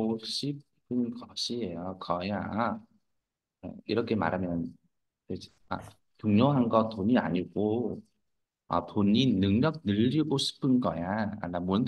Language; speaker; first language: Korean; non-native, fluent; Vietnamese